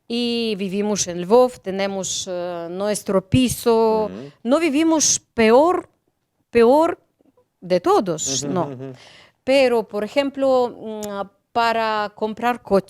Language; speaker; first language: Spanish; non-native, learner; Ukrainian